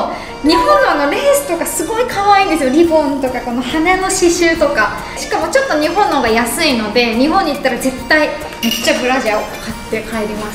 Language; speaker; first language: Japanese; native; Japanese